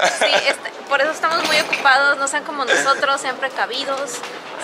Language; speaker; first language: Spanish; native; Spanish